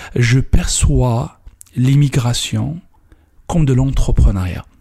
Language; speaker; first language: French; non-native, local second language; Kabyle